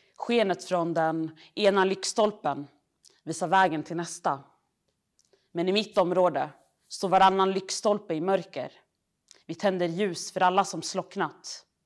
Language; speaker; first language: Swedish; early bilingual, other home language; Arabic